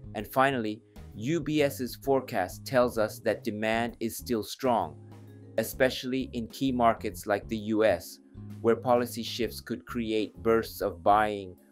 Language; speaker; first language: English; non-native, fluent; Japanese